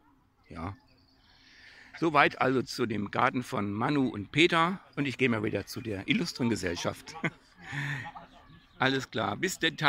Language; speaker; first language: German; native; German